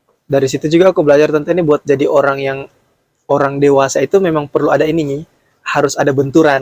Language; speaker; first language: Indonesian; native; Indonesian